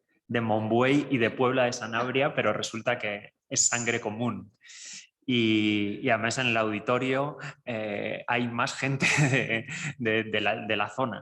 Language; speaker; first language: Spanish; native; Spanish